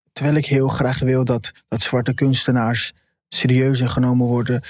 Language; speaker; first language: Dutch; early bilingual, other home language; Papiamento